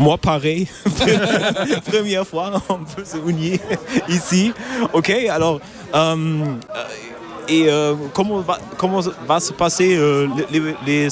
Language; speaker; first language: French; non-native, learner; German